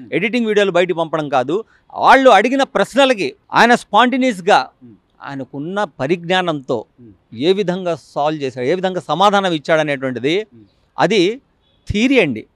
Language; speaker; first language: Telugu; non-native, local second language; Urdu